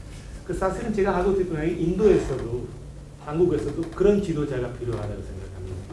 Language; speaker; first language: Korean; non-native, learner; Hindi